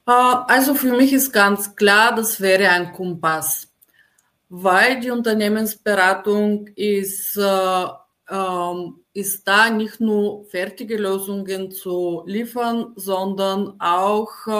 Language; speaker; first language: German; non-native, fluent; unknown